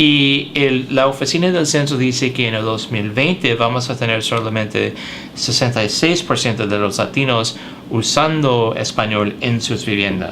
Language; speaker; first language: Spanish; early bilingual, heritage; English